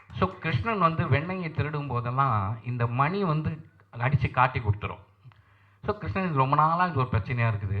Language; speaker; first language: Tamil; non-native, local second language; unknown